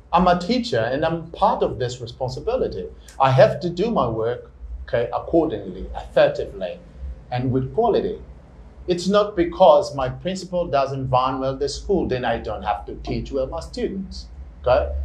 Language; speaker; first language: English; non-native, fluent; Portuguese